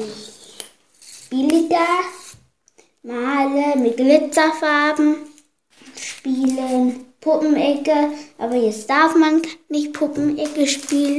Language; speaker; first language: German; early bilingual, heritage; German